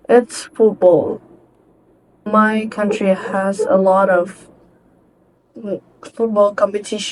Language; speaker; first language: English; non-native, learner; Vietnamese